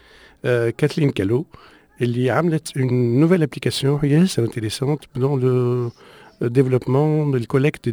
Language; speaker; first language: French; non-native, local second language; Arabic